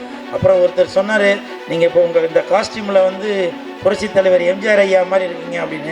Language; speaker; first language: Tamil; native; Tamil